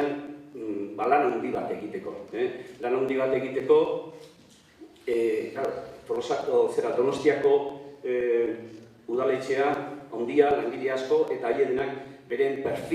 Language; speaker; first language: Basque; native; Basque